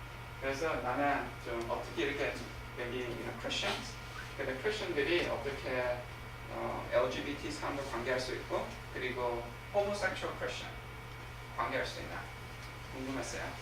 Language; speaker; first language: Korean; early bilingual, heritage; English